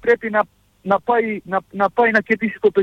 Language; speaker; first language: Greek; non-native, fluent; Serbian